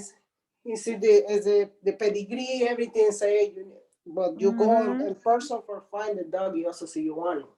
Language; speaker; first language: English; non-native, learner; Spanish